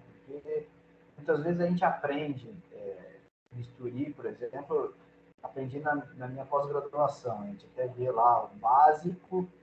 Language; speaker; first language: Portuguese; native; Portuguese